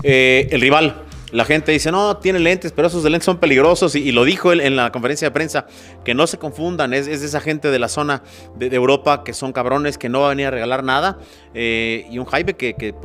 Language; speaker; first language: Spanish; native; Spanish